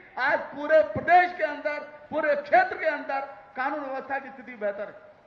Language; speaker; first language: Hindi; native; Hindi